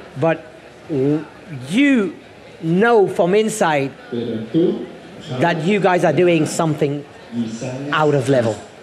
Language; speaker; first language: English; non-native, learner; Spanish